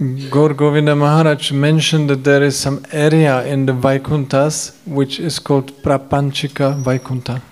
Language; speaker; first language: English; non-native, fluent; Czech